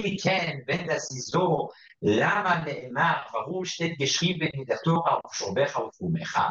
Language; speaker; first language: German; non-native, fluent; Hebrew